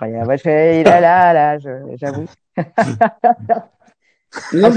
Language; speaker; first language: French; native; French